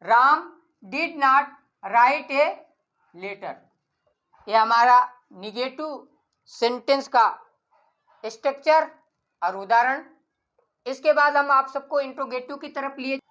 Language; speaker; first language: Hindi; native; Hindi